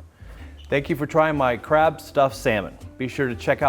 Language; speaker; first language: English; native; English